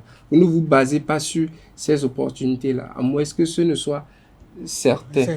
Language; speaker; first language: French; non-native, local second language; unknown